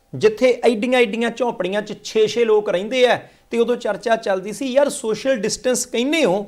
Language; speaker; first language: Punjabi; native; Punjabi